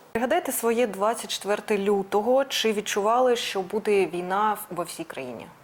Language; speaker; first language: Ukrainian; non-native, local second language; Russian